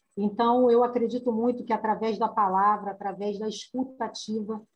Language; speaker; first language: Portuguese; native; Portuguese